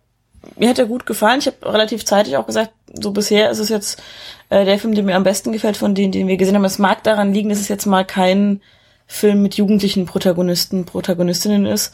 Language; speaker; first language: German; native; German